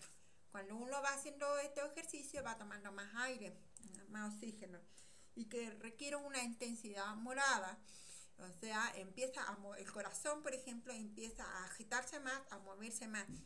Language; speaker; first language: Spanish; native; Spanish